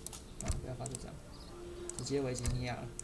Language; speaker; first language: Chinese; native; Chinese